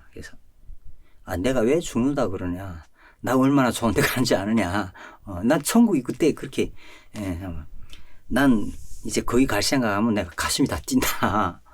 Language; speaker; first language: Korean; native; Korean